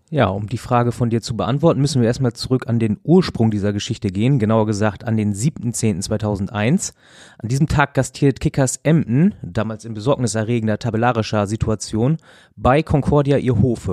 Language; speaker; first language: German; native; German